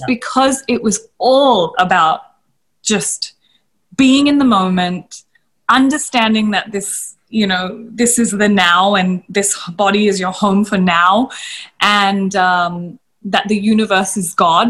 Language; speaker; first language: English; native; English